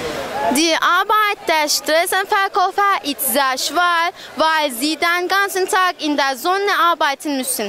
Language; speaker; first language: German; non-native, learner; Turkish